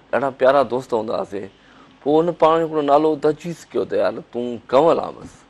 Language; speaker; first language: Sindhi; native; Sindhi